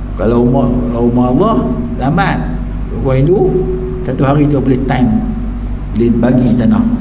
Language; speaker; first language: Malay; native; Malay